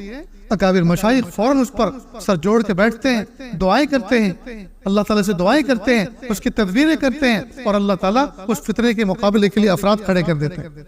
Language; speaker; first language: Urdu; native; Urdu